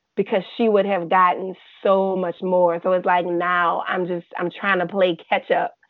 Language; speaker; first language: English; native; English